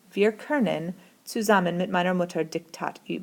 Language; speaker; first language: German; non-native, fluent; English